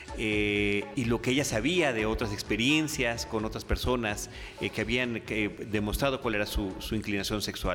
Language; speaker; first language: Spanish; native; Spanish